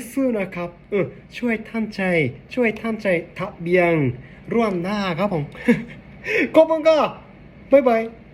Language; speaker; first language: Thai; non-native, learner; Japanese